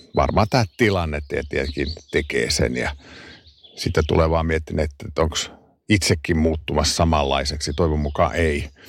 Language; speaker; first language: Finnish; non-native, local second language; Swedish